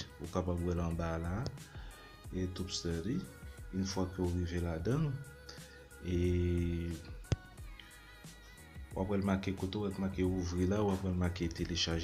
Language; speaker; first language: French; non-native, learner; Haitian Creole